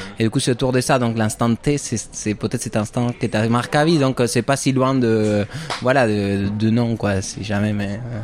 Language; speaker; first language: French; non-native, fluent; Spanish